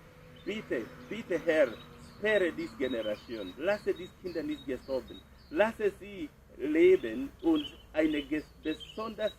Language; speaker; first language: German; non-native, fluent; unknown